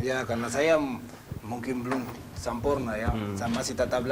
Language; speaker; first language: Indonesian; non-native, learner; Spanish